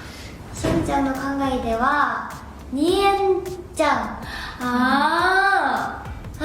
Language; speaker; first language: Japanese; non-native, learner; Korean